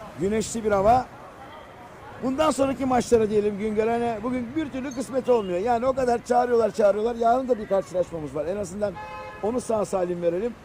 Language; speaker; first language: Turkish; native; Turkish